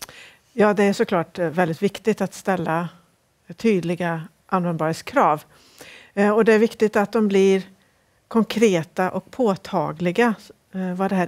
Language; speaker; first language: Swedish; native; Swedish